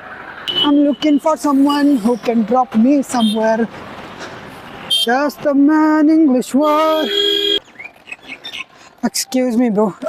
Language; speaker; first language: English; non-native, learner; Hindi